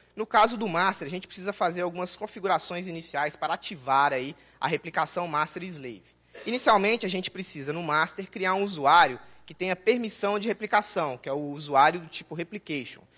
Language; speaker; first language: Portuguese; native; Portuguese